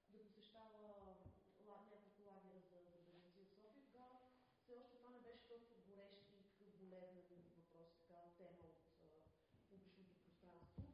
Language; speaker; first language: Bulgarian; native; Bulgarian